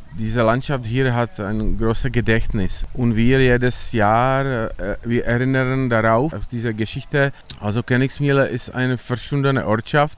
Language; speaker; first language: German; non-native, learner; Czech